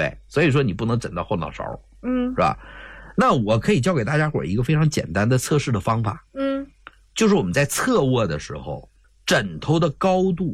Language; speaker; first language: Chinese; native; Chinese